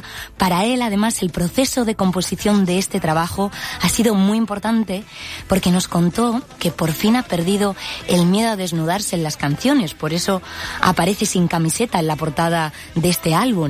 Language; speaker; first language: Spanish; native; Spanish